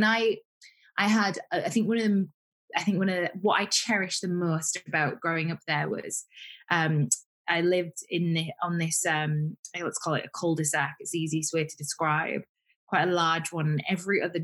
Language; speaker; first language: English; native; English